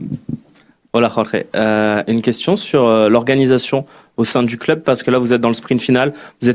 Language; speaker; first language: French; native; French